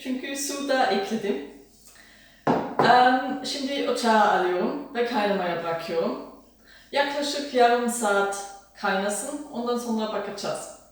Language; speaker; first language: Turkish; non-native, fluent; German